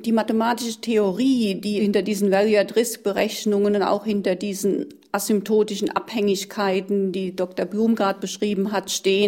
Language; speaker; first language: German; native; German